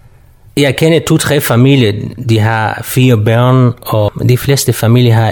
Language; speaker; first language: Danish; non-native, fluent; Kurdish